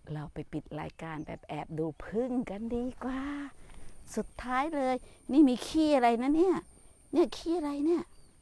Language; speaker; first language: Thai; native; Thai